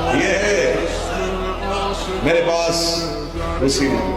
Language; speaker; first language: Urdu; native; Urdu